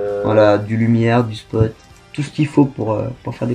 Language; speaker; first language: French; native; French